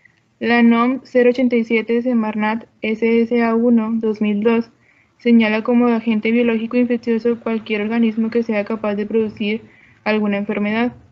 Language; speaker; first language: Spanish; native; Spanish